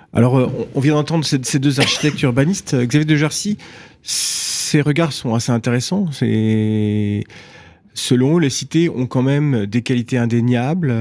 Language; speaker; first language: French; native; French